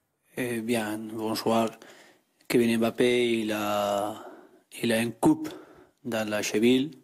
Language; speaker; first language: French; non-native, learner; Spanish